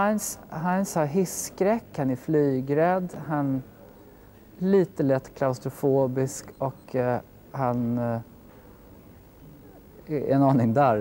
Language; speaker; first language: Swedish; native; Swedish